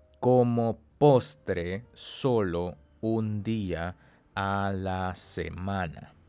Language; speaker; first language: Spanish; non-native, fluent; Chinese